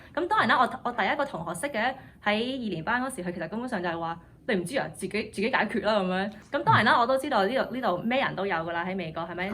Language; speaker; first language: Cantonese; early bilingual, heritage; Cantonese